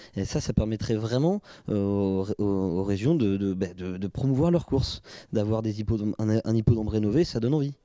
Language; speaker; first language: French; native; French